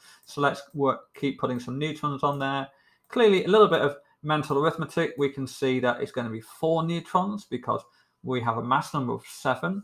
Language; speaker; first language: English; native; English